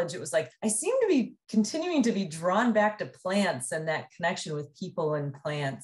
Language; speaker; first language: English; native; English